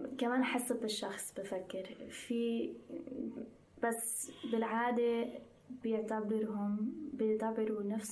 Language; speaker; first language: Arabic; non-native, fluent; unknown